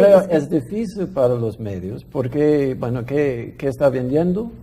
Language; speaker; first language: Spanish; non-native, fluent; English